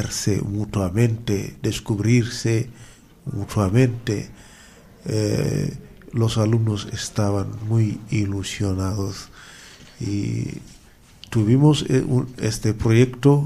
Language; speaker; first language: Spanish; non-native, fluent; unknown